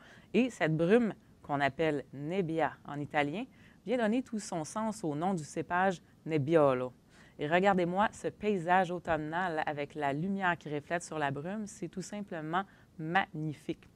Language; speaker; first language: French; native; French